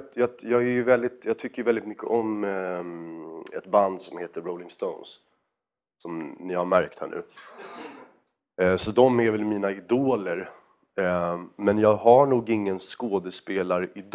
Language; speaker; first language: Swedish; native; Swedish